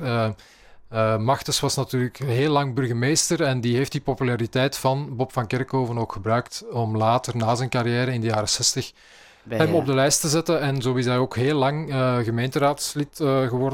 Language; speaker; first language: Dutch; native; Dutch